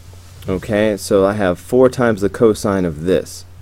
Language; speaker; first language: English; native; English